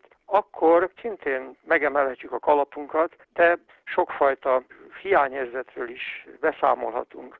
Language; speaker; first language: Hungarian; native; Hungarian